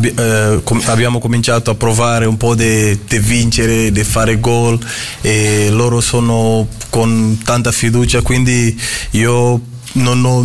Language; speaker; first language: Italian; non-native, fluent; Portuguese